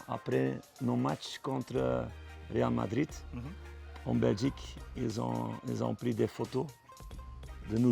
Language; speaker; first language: French; non-native, local second language; Dutch